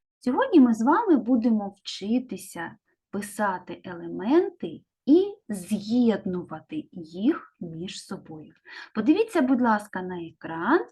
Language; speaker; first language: Ukrainian; native; Ukrainian